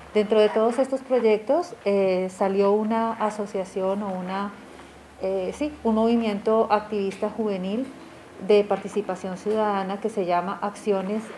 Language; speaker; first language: Spanish; native; Spanish